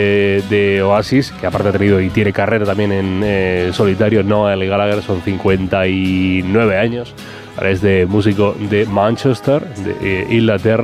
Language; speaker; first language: Spanish; native; Spanish